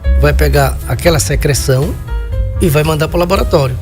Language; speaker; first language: Portuguese; native; Portuguese